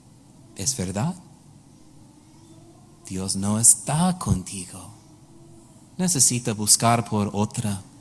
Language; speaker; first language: Spanish; non-native, learner; English